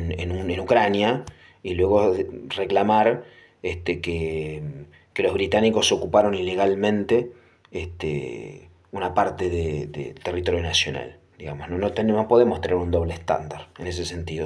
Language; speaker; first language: Spanish; native; Spanish